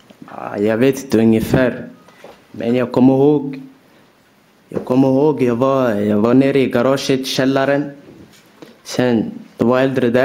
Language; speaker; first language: Swedish; early bilingual, other home language; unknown